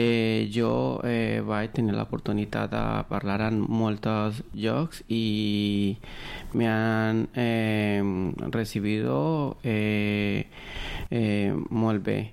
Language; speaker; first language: Catalan; non-native, learner; Spanish